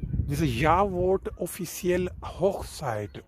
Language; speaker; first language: German; non-native, learner; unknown